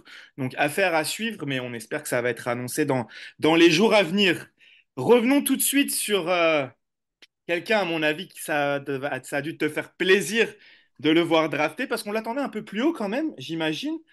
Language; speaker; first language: French; native; French